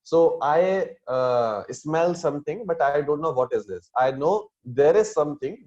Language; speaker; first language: English; non-native, local second language; Hindi